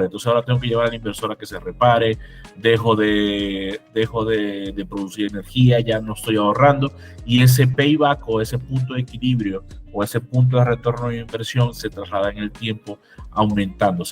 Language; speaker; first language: Spanish; native; Spanish